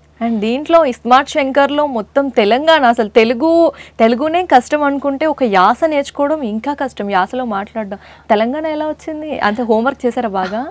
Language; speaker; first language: Telugu; native; Telugu